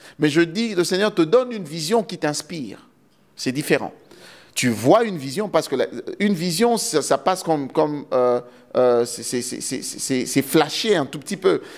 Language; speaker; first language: French; non-native, local second language; Lingala